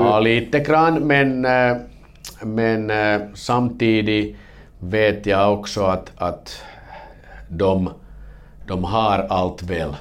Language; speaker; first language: Swedish; non-native, local second language; Finnish